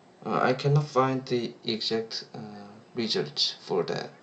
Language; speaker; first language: English; non-native, learner; Korean